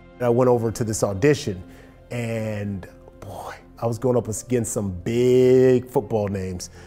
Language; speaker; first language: English; native; English